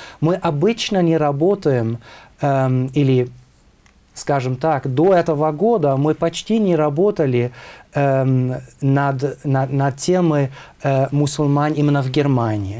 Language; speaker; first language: Russian; non-native, fluent; German